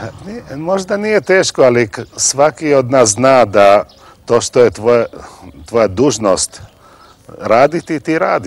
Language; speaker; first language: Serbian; non-native, local second language; Slovak